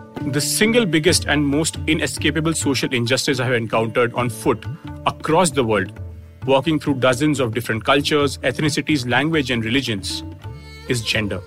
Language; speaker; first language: English; non-native, local second language; Hindi